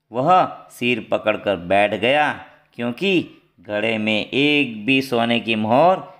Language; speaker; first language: Hindi; non-native, local second language; Gujarati